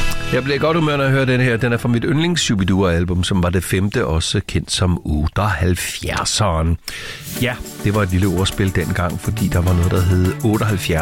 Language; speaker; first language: Danish; native; Danish